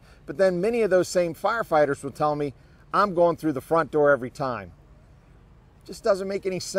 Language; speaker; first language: English; native; English